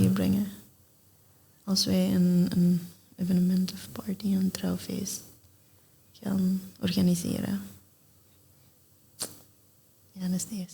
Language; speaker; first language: Dutch; non-native, learner; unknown